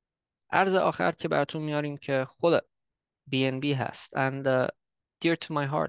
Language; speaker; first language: Persian; early bilingual, heritage; Persian